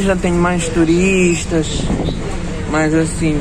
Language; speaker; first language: Portuguese; non-native, fluent; Ukrainian